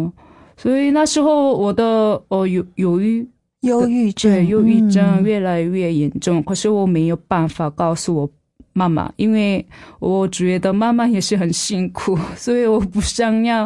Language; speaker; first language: Chinese; non-native, fluent; Korean